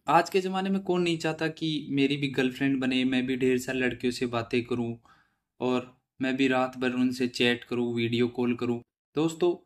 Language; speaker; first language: Hindi; native; Hindi